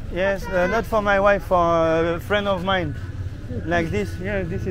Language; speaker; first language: English; non-native, fluent; French